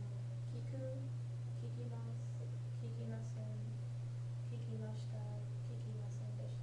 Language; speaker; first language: Japanese; non-native, learner; English